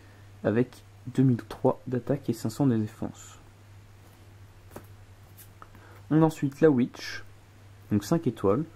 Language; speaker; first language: French; native; French